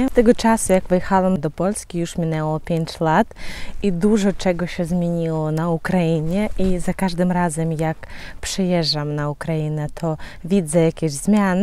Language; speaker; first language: Polish; non-native, fluent; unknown